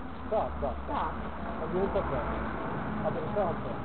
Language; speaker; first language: Polish; non-native, learner; Slovenian